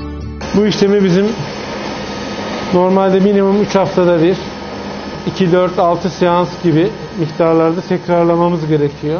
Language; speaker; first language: Turkish; native; Turkish